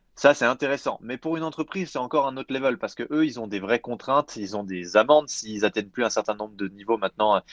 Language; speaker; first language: French; native; French